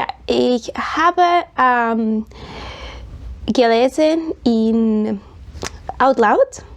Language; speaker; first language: German; non-native, learner; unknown